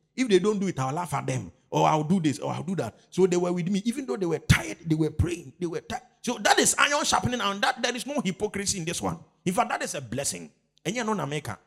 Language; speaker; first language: English; non-native, local second language; Akan